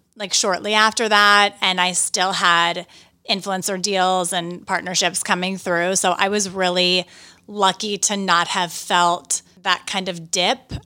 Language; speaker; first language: English; native; English